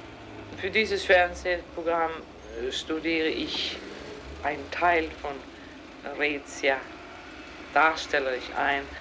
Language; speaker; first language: German; non-native, fluent; Swedish